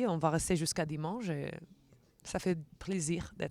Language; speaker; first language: French; non-native, fluent; Spanish